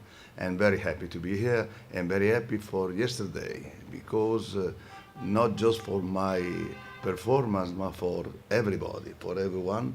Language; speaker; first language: English; non-native, fluent; Italian